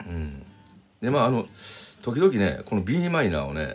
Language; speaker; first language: Japanese; native; Japanese